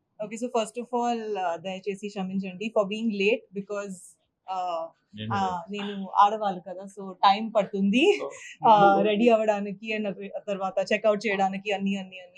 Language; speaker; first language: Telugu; non-native, learner; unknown